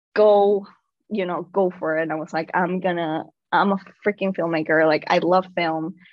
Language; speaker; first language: English; non-native, fluent; Spanish